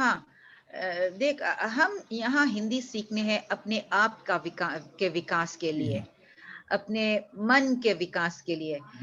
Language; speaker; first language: Hindi; early bilingual, heritage; Hindi